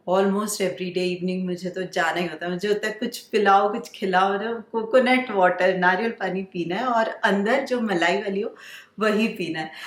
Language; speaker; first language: Hindi; native; Hindi